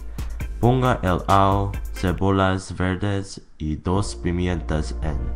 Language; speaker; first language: Spanish; non-native, learner; English